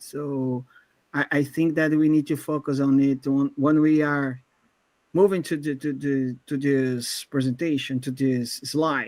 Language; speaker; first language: English; non-native, fluent; Portuguese